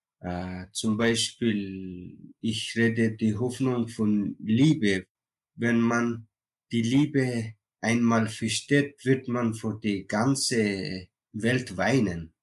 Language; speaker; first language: German; non-native, learner; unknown